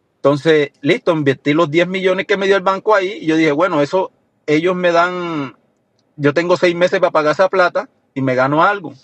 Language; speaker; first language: Spanish; native; Spanish